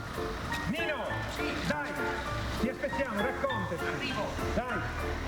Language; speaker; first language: Italian; native; Italian